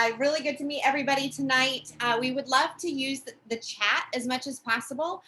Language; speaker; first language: English; native; English